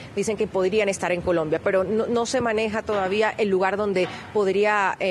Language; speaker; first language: Spanish; native; Spanish